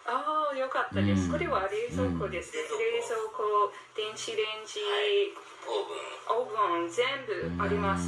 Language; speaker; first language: Japanese; non-native, fluent; English